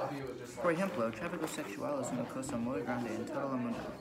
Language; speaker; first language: Spanish; non-native, learner; English